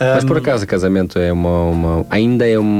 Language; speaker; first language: Portuguese; non-native, fluent; Tajik